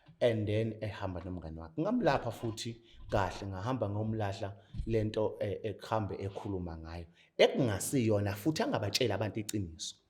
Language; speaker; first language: Zulu; native; Zulu